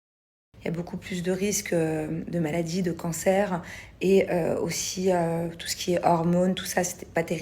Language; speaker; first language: French; native; French